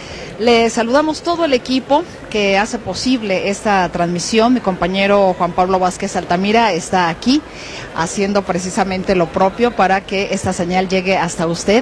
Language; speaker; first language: Spanish; native; Spanish